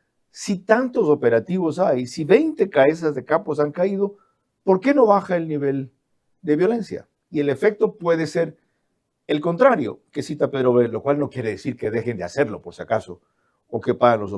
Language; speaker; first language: Spanish; native; Spanish